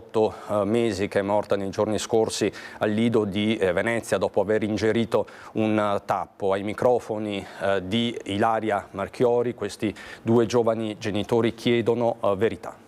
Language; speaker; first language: Italian; native; Italian